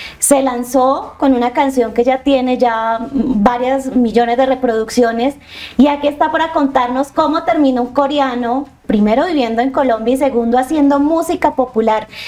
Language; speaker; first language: Spanish; native; Spanish